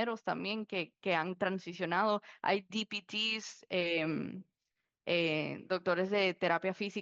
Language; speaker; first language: Spanish; early bilingual, heritage; Spanish